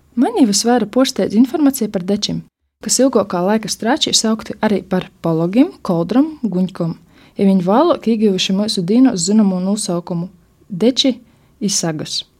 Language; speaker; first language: Latvian; native; Latvian